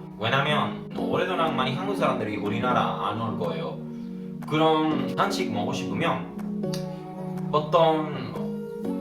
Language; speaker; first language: Korean; non-native, learner; Spanish